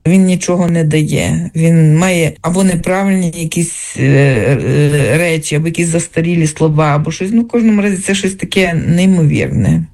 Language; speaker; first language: Ukrainian; native; Ukrainian